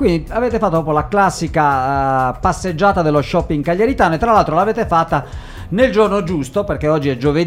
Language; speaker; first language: Italian; native; Italian